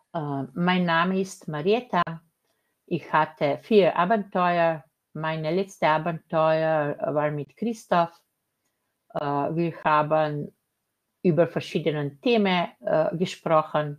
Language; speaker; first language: German; non-native, learner; Slovenian